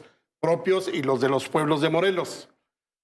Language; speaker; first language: Spanish; native; Spanish